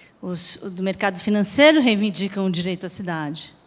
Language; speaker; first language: Portuguese; native; Portuguese